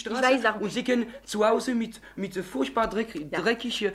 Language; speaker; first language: German; non-native, learner; French